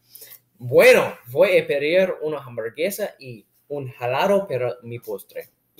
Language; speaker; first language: Spanish; non-native, learner; English